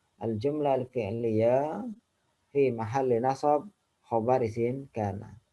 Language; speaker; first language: Arabic; non-native, fluent; Indonesian